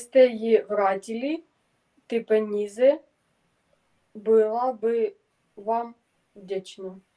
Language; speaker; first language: Czech; non-native, learner; Ukrainian